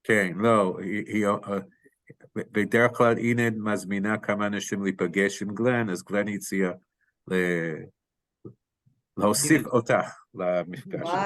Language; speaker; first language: Hebrew; non-native, fluent; English